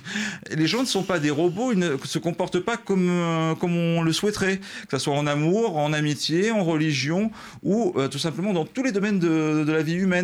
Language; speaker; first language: French; native; French